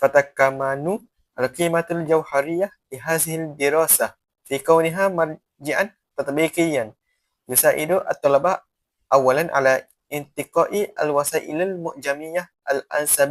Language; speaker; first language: Arabic; non-native, learner; Malay